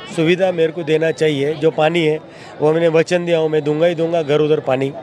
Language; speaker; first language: Hindi; non-native, local second language; Marathi